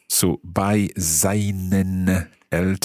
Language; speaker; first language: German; non-native, fluent; English